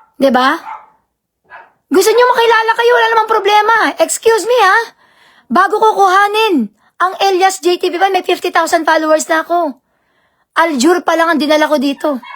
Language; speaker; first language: Filipino; native; Filipino